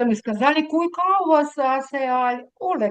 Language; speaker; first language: Estonian; non-native, learner; Russian